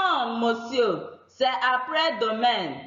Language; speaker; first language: French; non-native, fluent; Igbo